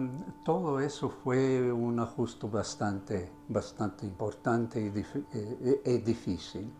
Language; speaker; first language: Spanish; non-native, fluent; German